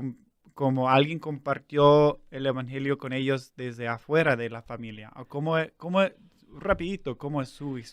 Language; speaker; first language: Spanish; non-native, fluent; English